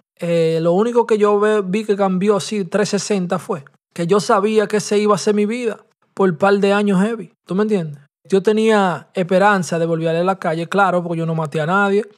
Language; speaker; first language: Spanish; early bilingual, heritage; Spanish